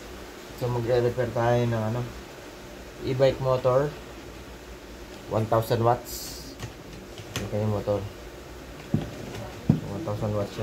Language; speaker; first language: Filipino; native; Filipino